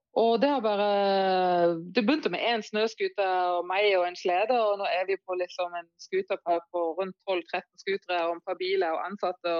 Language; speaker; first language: Norwegian; non-native, fluent; German